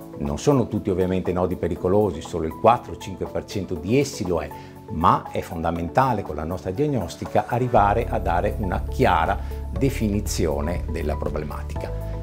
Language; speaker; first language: Italian; native; Italian